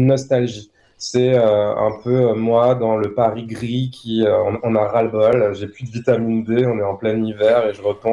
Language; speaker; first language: French; native; French